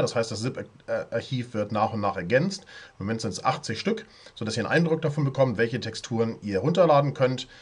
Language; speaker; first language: German; native; German